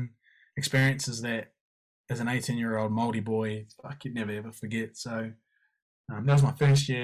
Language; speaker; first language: English; native; English